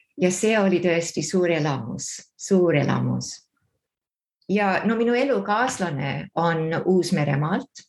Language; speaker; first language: Estonian; early bilingual, heritage; Estonian